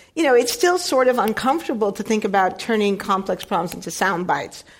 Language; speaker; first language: English; native; English